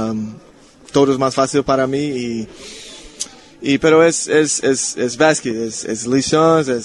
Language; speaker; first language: Spanish; non-native, learner; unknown